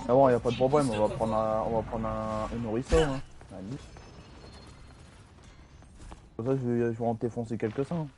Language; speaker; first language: French; native; French